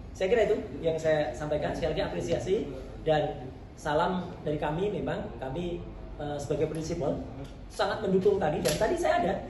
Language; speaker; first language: Indonesian; non-native, local second language; Javanese